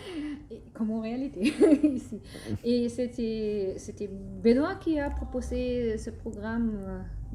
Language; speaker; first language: French; non-native, fluent; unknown